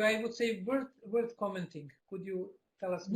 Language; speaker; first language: English; non-native, fluent; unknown